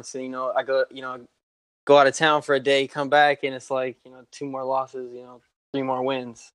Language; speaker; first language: English; native; English